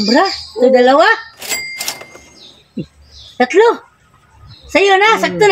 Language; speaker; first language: Filipino; non-native, local second language; Cebuano